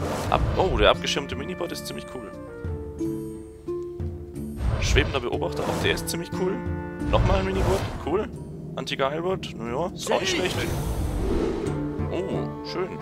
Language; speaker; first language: German; native; German